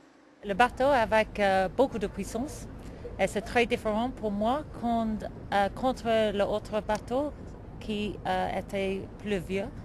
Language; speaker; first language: French; non-native, learner; English